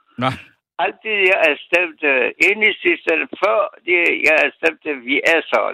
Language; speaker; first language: Danish; non-native, learner; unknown